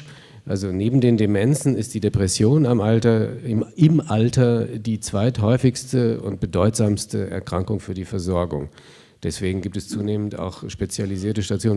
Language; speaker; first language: German; native; German